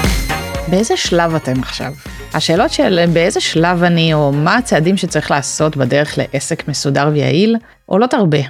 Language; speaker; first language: Hebrew; native; Hebrew